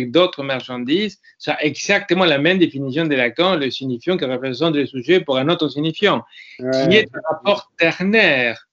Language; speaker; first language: French; non-native, fluent; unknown